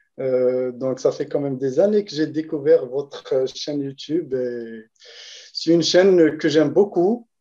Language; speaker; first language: French; non-native, local second language; Arabic